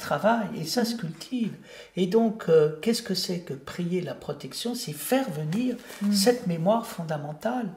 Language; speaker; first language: French; native; French